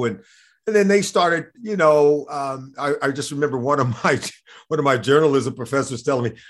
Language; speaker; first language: English; native; English